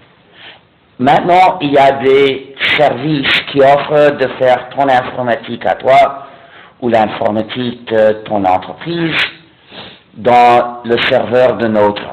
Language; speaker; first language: French; non-native, fluent; English